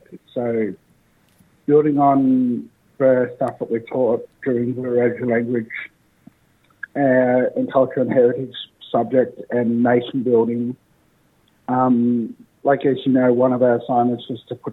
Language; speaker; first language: English; native; English